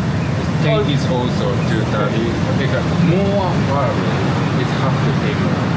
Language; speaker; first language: English; non-native, learner; Japanese